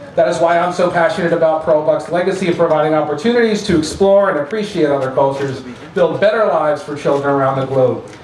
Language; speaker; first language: English; native; English